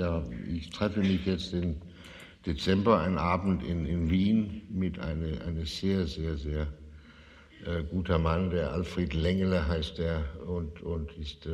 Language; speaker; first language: German; non-native, fluent; Danish